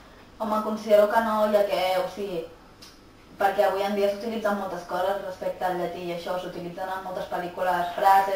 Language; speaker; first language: Catalan; native; Catalan